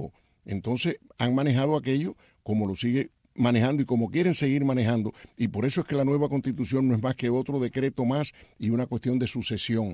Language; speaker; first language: Spanish; native; Spanish